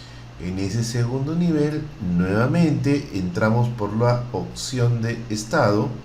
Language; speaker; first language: Spanish; native; Spanish